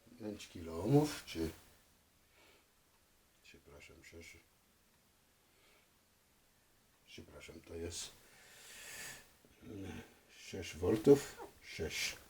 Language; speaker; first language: Polish; non-native, fluent; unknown